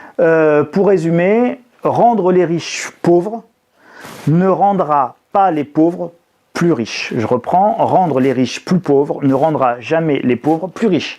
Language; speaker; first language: French; native; French